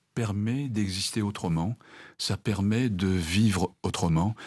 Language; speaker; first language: French; non-native, fluent; Japanese